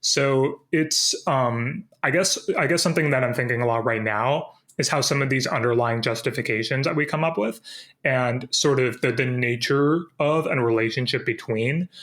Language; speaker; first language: English; native; English